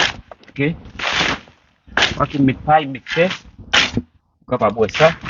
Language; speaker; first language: French; non-native, learner; Haitian Creole